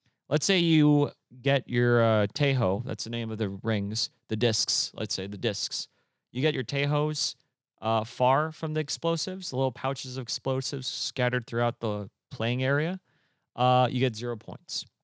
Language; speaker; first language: English; early bilingual, other home language; Spanish